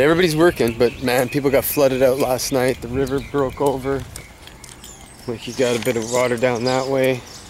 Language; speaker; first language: English; native; English